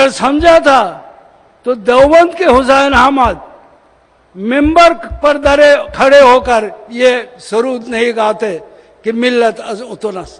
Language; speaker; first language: Urdu; non-native, fluent; Bangla